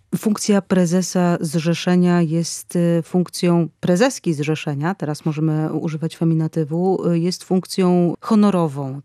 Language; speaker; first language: Polish; native; Polish